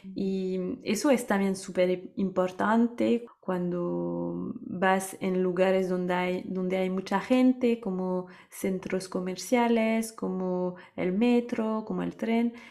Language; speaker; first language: Spanish; non-native, fluent; French